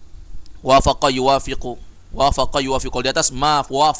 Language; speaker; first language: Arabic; non-native, fluent; Indonesian